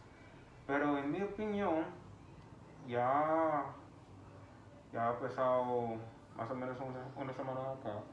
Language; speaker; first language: Spanish; non-native, fluent; English